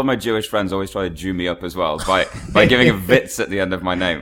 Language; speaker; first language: English; native; English